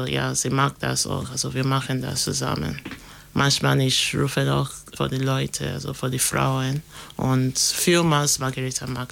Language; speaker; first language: German; non-native, learner; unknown